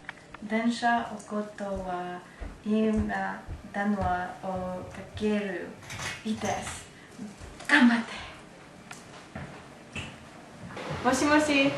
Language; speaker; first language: Japanese; non-native, learner; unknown